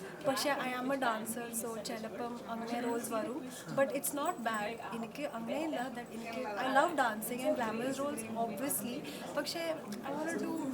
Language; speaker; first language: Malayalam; early bilingual, heritage; Malayalam